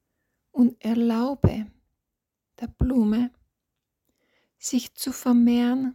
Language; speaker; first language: German; non-native, fluent; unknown